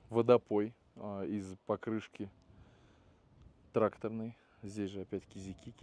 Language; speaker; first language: Russian; native; Russian